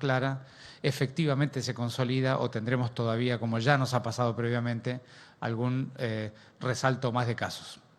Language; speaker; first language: Spanish; native; Spanish